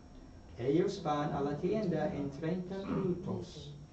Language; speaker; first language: Spanish; non-native, fluent; English